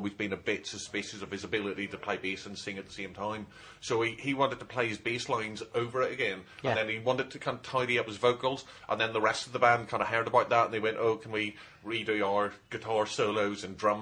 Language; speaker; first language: English; native; English